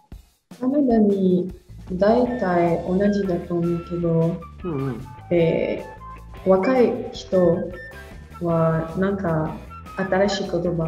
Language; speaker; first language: Japanese; non-native, learner; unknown